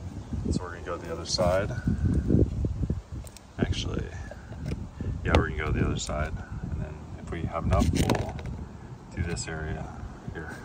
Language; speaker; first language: English; native; English